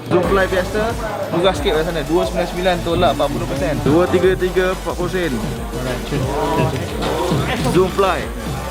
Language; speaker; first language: Malay; native; Malay